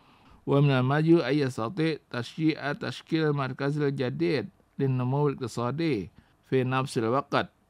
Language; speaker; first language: Arabic; non-native, fluent; Indonesian